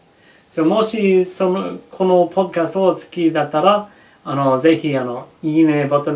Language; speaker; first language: Japanese; non-native, learner; English